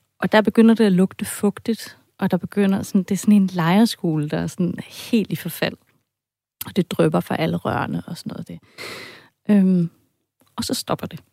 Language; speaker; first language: Danish; early bilingual, heritage; Danish